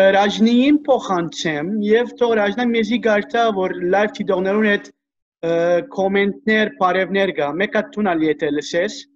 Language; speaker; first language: Armenian; early bilingual, heritage; Armenian